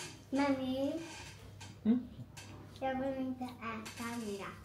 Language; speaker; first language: Swedish; early bilingual, other home language; Mongolian